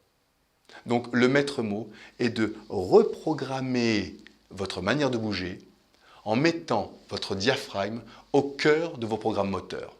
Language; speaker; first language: French; native; French